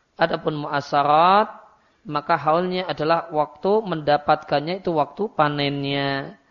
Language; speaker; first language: Indonesian; non-native, local second language; Javanese